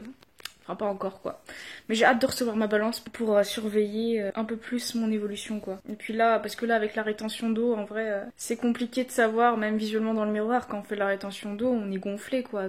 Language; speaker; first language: French; native; French